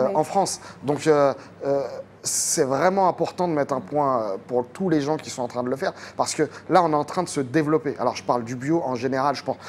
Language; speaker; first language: French; native; French